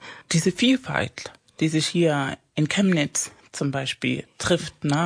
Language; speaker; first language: German; early bilingual, other home language; Spanish